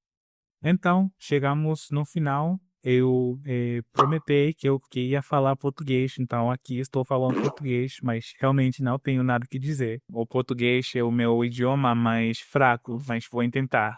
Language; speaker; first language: Portuguese; non-native, learner; English